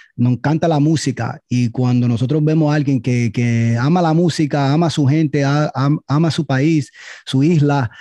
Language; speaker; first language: Spanish; early bilingual, other home language; English